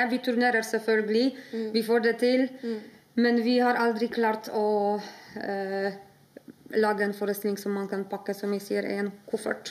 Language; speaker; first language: Norwegian; non-native, fluent; Polish